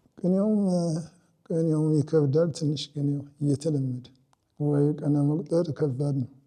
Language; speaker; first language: Amharic; native; Amharic